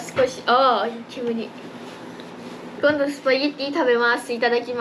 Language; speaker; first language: Japanese; early bilingual, other home language; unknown